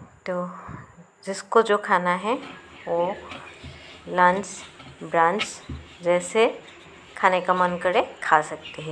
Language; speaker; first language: Hindi; non-native, local second language; Assamese